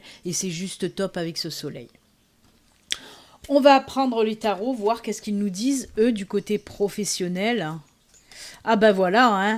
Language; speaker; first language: French; native; French